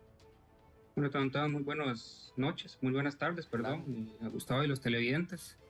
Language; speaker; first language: Spanish; native; Spanish